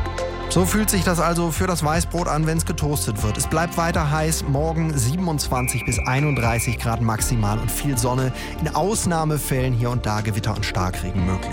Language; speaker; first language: German; native; German